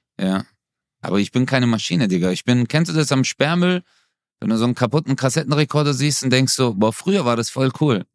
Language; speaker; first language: German; early bilingual, other home language; Turkish